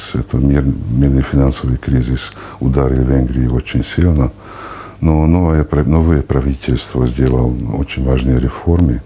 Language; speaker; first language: Russian; non-native, fluent; Hungarian